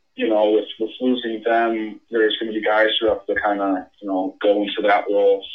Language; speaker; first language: English; native; English